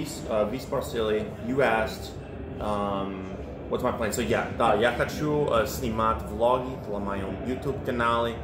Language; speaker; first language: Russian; non-native, learner; English